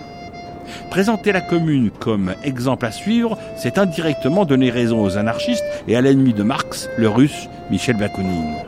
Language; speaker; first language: French; native; French